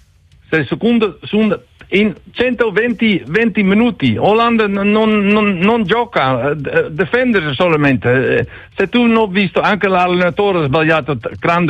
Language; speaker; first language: Italian; non-native, learner; Dutch